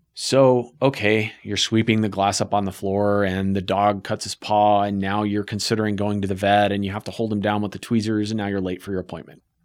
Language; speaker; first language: English; native; English